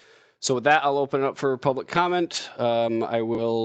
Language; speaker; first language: English; native; English